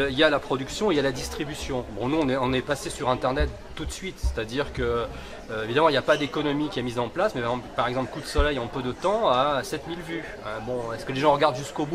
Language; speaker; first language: French; native; French